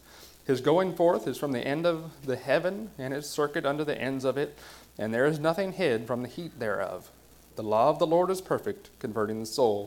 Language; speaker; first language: English; native; English